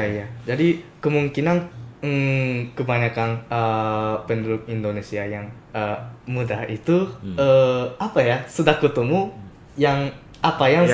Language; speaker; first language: Indonesian; non-native, fluent; Japanese